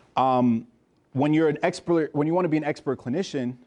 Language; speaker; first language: English; native; English